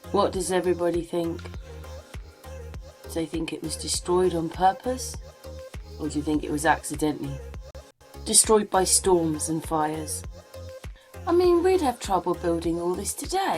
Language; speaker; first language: English; native; English